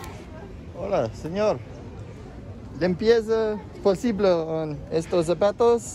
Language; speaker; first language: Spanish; non-native, learner; English